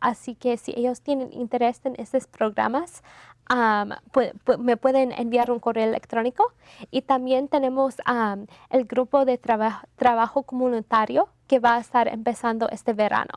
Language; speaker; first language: Spanish; non-native, fluent; English